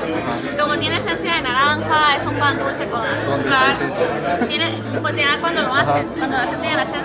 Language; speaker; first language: Spanish; native; Spanish